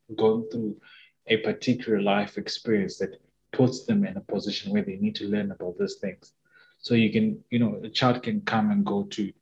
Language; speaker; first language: English; non-native, local second language; Shona